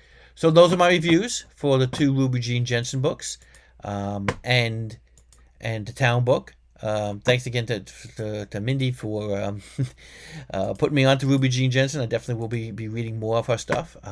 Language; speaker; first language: English; native; English